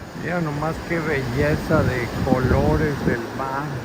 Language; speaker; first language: Spanish; native; Spanish